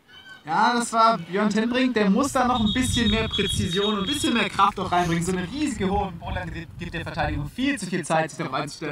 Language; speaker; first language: German; native; German